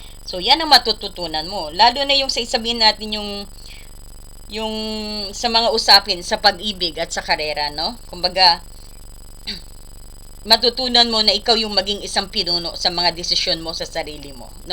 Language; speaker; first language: Filipino; native; Filipino